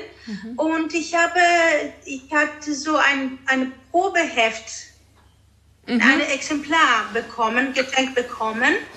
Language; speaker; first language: German; early bilingual, other home language; Greek